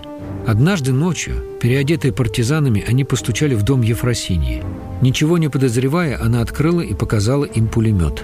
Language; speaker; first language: Russian; native; Russian